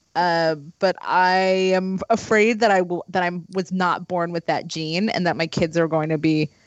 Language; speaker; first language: English; native; English